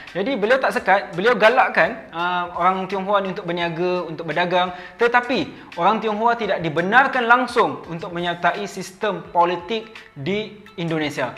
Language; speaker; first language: Malay; native; Malay